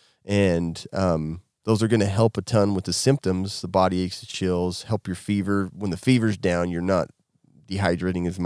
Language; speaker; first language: English; native; English